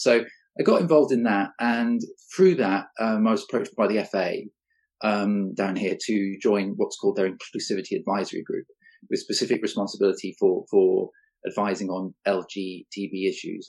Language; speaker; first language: English; native; English